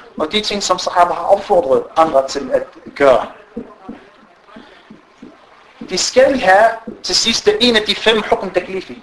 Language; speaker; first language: Danish; non-native, fluent; Arabic